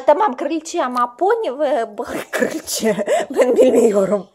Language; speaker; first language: Turkish; non-native, learner; Russian